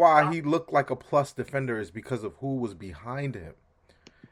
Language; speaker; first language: English; native; English